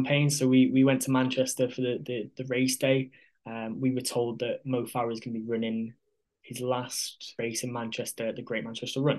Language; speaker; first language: English; native; English